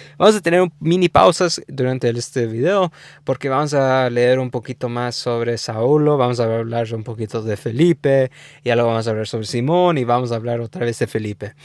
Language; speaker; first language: Spanish; early bilingual, heritage; English